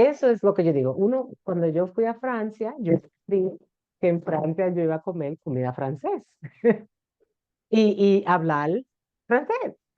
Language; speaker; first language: Spanish; early bilingual, heritage; Spanish